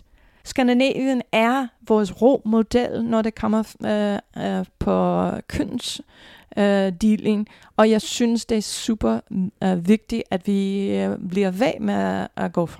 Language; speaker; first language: Danish; non-native, fluent; English